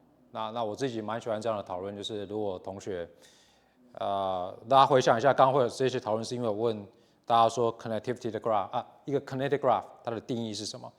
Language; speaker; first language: Chinese; native; Chinese